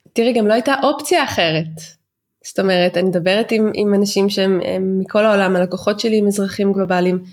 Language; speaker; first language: Hebrew; native; Hebrew